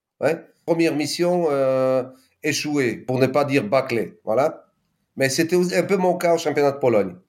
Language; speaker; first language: French; non-native, fluent; Polish